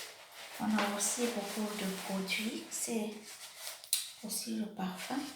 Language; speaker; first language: French; non-native, learner; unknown